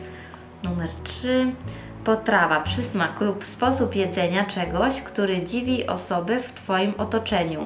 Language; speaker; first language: Polish; early bilingual, heritage; Polish